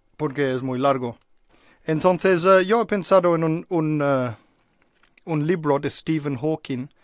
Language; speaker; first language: Spanish; non-native, fluent; English